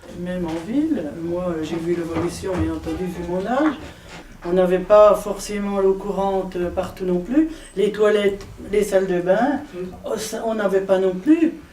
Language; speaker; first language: French; native; French